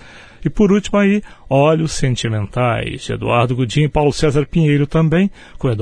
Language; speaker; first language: Portuguese; native; Portuguese